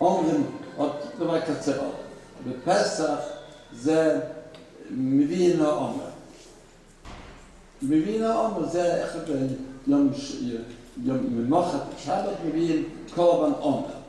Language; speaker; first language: Hebrew; non-native, fluent; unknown